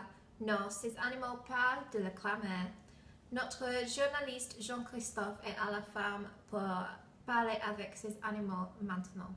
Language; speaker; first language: French; non-native, learner; English